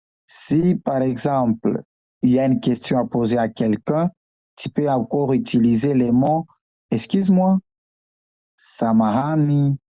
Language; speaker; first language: French; non-native, local second language; Swahili